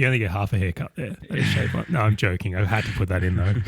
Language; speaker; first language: English; native; English